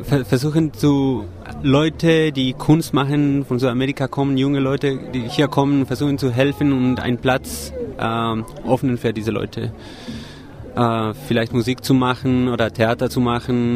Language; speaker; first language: German; non-native, learner; Spanish